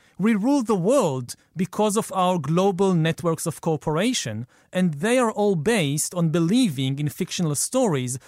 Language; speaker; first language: English; non-native, fluent; Hebrew